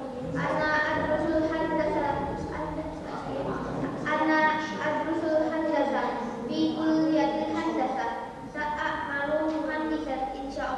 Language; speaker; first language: Arabic; non-native, learner; Indonesian